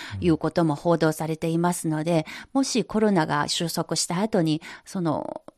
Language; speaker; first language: Japanese; non-native, fluent; Chinese